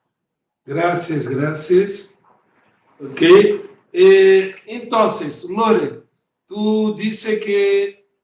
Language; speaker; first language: Spanish; non-native, learner; Portuguese